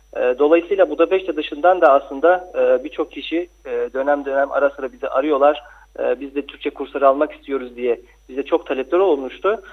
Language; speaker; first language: Turkish; native; Turkish